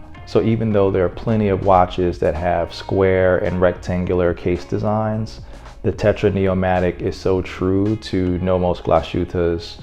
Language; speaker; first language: English; native; English